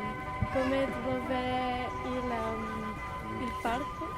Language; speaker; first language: Italian; non-native, learner; French